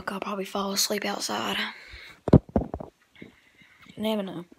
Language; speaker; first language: English; native; English